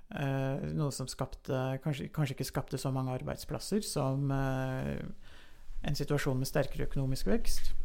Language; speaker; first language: Norwegian; native; Norwegian